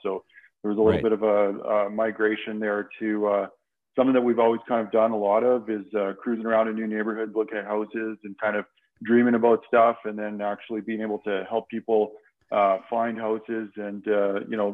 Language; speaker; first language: English; native; English